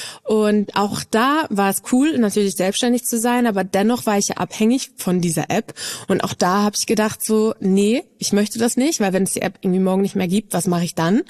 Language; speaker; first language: German; native; German